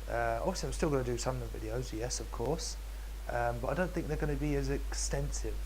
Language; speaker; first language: English; native; English